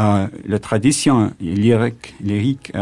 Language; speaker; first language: French; non-native, learner; English